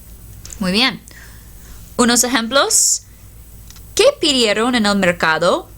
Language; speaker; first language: Spanish; non-native, fluent; English